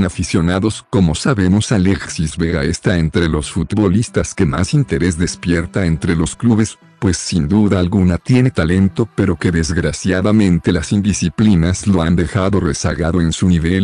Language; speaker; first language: Spanish; native; Spanish